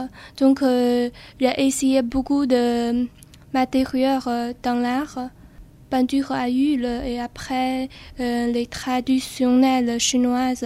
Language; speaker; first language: French; non-native, learner; Chinese